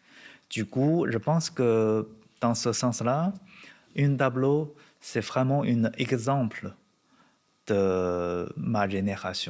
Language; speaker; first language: French; non-native, learner; Chinese